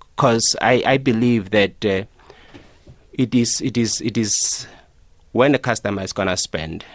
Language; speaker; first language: English; non-native, local second language; Northern Sotho